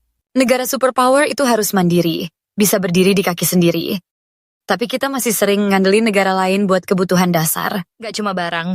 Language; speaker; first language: Indonesian; native; Indonesian